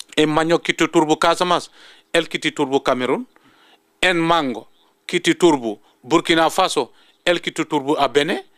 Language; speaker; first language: French; non-native, local second language; Fula